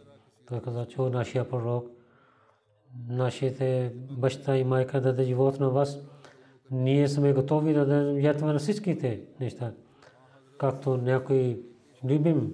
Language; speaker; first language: Bulgarian; non-native, learner; Urdu